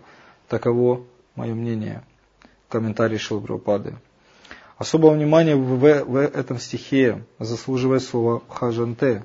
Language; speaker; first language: Russian; native; Russian